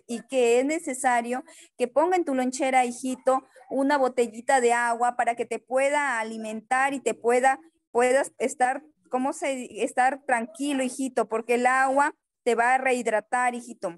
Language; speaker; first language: Spanish; native; Spanish